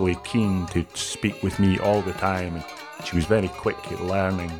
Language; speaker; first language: English; native; English